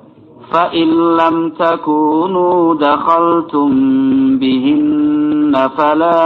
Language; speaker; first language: Arabic; non-native, fluent; Javanese